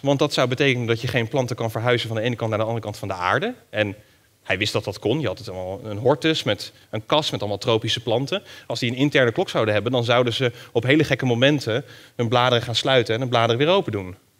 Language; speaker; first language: Dutch; native; Dutch